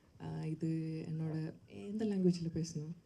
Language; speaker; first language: Tamil; non-native, learner; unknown